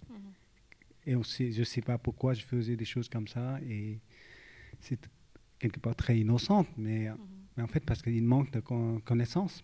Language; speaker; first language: French; non-native, fluent; Vietnamese